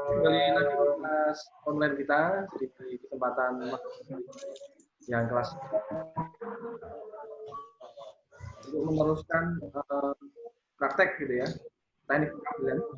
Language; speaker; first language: Indonesian; native; Indonesian